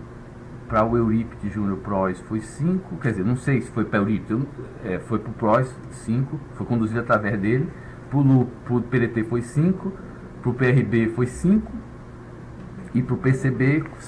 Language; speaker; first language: Portuguese; native; Portuguese